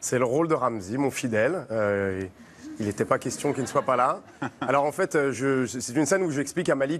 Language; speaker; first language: French; native; French